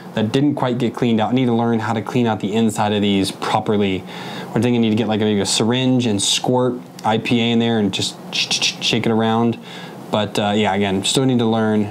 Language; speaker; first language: English; native; English